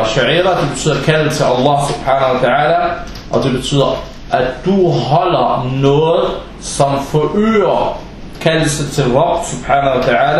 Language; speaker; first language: Danish; non-native, fluent; Arabic